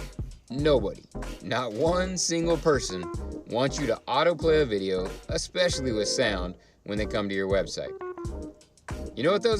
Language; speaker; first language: English; native; English